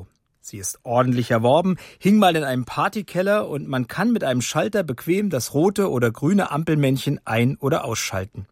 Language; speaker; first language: German; native; German